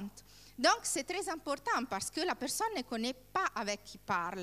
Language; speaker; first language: French; non-native, learner; Italian